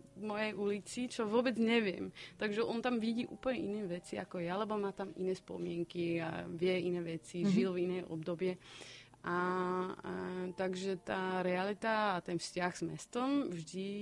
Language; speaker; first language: Slovak; non-native, fluent; Dutch